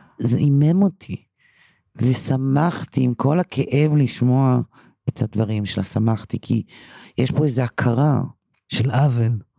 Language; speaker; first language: Hebrew; early bilingual, other home language; English